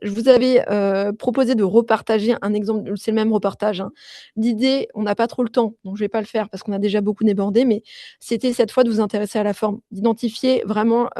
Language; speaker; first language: French; native; French